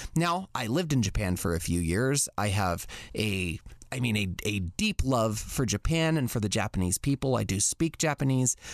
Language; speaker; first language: English; native; English